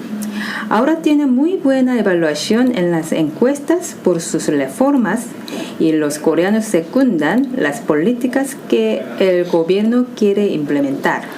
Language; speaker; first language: Spanish; non-native, fluent; Korean